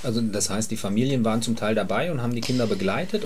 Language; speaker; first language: German; native; German